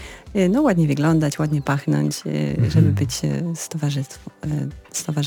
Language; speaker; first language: Polish; non-native, fluent; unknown